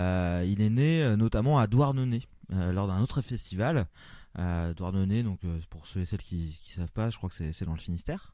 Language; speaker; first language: French; native; French